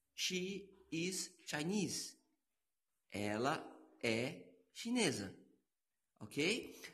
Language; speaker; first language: English; non-native, learner; Portuguese